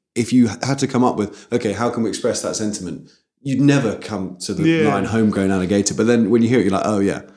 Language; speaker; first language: English; native; English